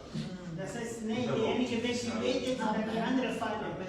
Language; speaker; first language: German; non-native, fluent; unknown